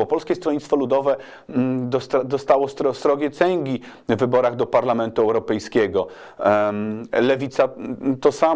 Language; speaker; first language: Polish; native; Polish